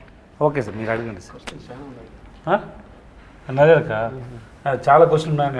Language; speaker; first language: Telugu; non-native, local second language; Tamil